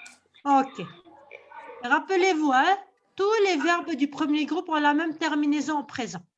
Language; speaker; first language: French; non-native, local second language; Arabic